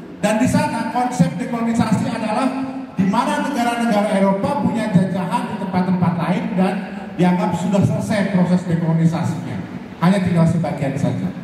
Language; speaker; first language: Indonesian; native; Indonesian